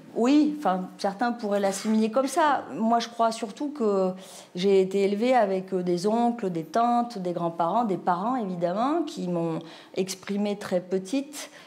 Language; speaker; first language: French; native; French